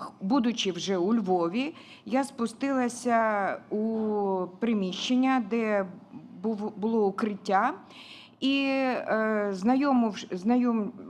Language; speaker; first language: Ukrainian; non-native, local second language; Russian